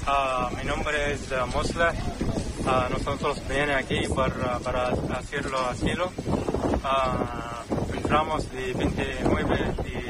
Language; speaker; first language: Spanish; non-native, learner; Arabic